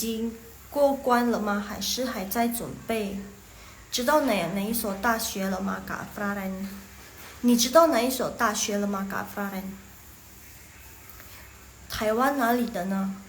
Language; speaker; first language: Chinese; non-native, fluent; Indonesian